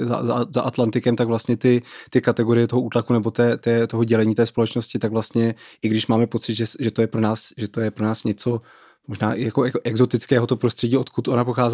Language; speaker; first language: Czech; native; Czech